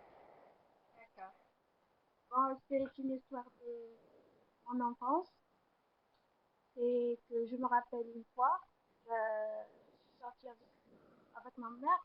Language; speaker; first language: French; non-native, learner; Arabic